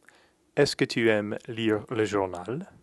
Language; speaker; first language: French; non-native, fluent; English